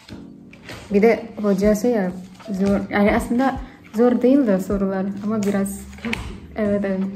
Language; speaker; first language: Turkish; non-native, learner; Indonesian